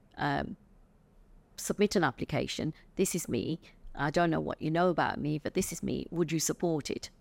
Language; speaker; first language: English; native; English